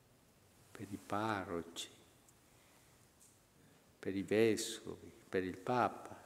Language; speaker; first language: Italian; non-native, fluent; Spanish